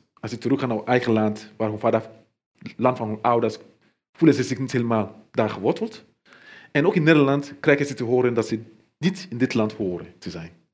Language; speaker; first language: Dutch; non-native, fluent; Mandingo